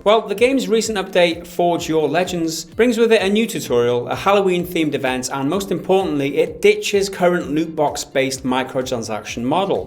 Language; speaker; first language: English; native; English